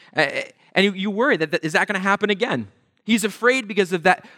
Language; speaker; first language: English; native; English